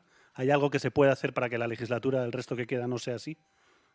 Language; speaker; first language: Spanish; native; Spanish